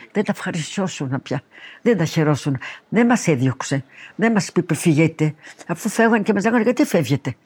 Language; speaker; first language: Greek; early bilingual, heritage; Greek